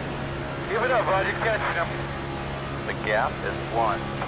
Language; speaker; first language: English; native; English